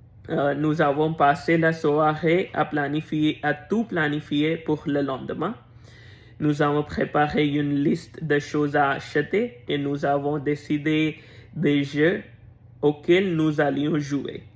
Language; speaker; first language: French; non-native, learner; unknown